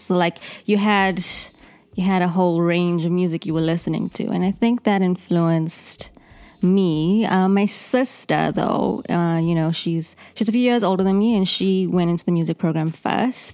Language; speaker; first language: English; native; English